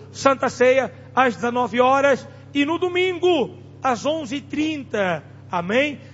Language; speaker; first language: Portuguese; non-native, local second language; Tsonga